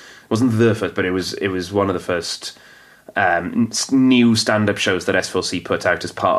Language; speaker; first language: English; non-native, local second language; Welsh